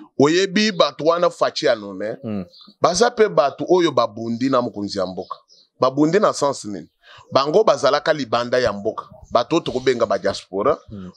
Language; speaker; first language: Lingala; native; Lingala